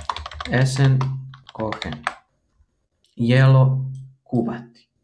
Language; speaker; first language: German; non-native, fluent; Croatian